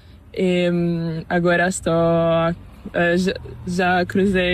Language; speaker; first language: Spanish; non-native, learner; Portuguese